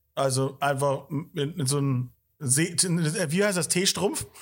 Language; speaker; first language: German; native; German